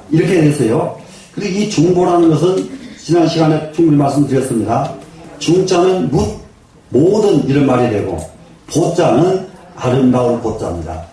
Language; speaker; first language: Korean; native; Korean